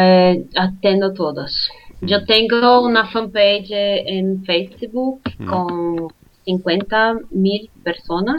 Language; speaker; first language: Spanish; non-native, fluent; Portuguese